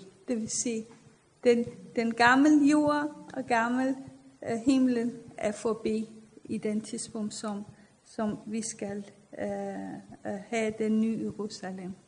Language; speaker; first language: Danish; non-native, fluent; Persian